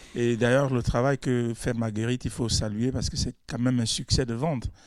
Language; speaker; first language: French; non-native, local second language; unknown